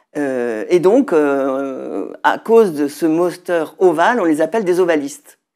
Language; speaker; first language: French; native; French